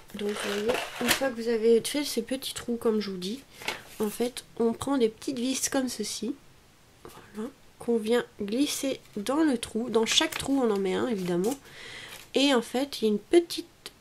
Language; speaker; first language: French; native; French